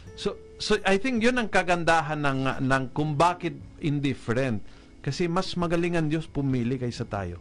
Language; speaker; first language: Filipino; non-native, fluent; Italian